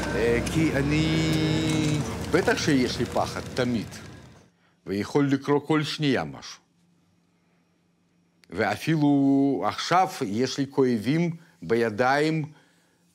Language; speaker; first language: Hebrew; non-native, fluent; Russian